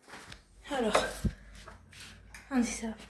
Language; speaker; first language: French; native; French